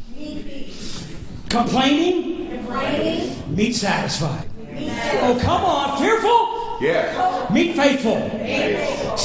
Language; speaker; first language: English; native; English